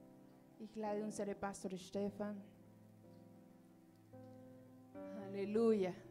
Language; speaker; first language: German; non-native, learner; Spanish